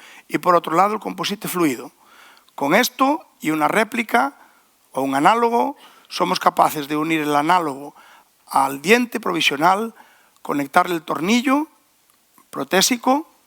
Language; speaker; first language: Spanish; native; Spanish